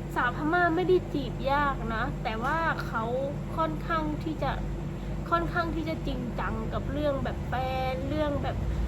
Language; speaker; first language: Thai; non-native, fluent; Burmese